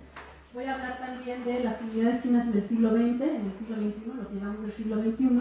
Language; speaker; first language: Spanish; native; Spanish